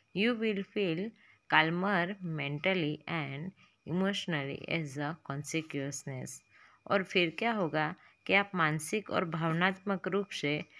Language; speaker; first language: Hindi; non-native, local second language; Gujarati